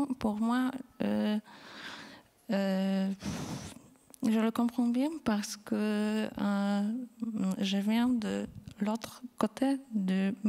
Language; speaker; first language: French; non-native, fluent; Polish